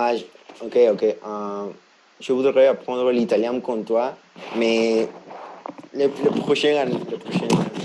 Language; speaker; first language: French; non-native, fluent; Spanish